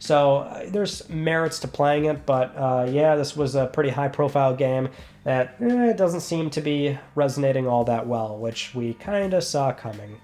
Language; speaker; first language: English; native; English